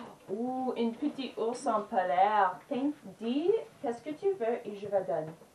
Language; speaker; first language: French; non-native, learner; English